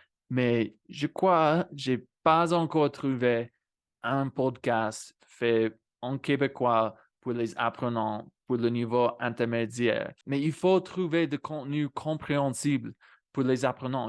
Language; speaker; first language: French; non-native, fluent; English